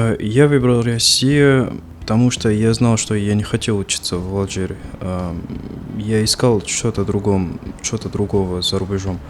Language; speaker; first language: Russian; non-native, fluent; Arabic